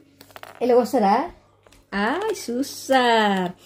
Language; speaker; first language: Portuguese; non-native, learner; Tetum